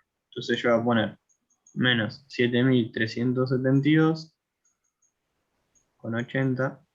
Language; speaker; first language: Spanish; native; Spanish